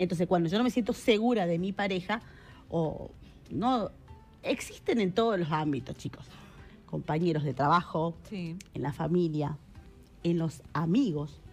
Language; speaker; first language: Spanish; native; Spanish